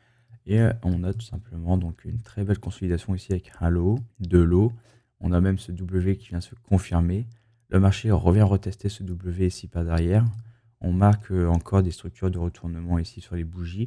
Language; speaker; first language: French; native; French